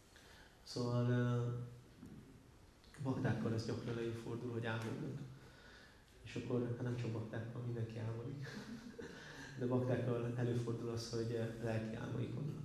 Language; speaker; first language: Hungarian; native; Hungarian